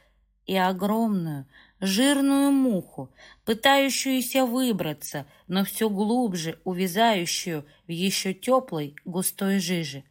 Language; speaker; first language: Russian; native; Russian